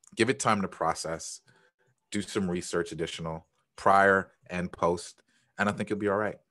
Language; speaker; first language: English; native; English